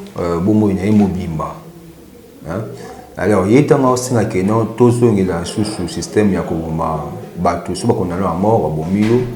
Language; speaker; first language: Lingala; native; Lingala